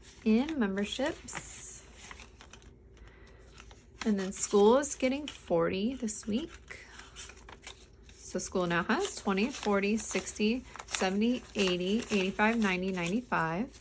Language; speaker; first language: English; native; English